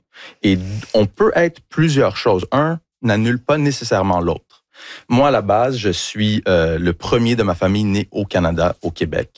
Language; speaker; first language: French; early bilingual, other home language; English